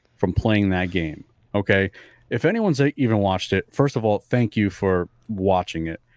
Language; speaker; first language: English; early bilingual, other home language; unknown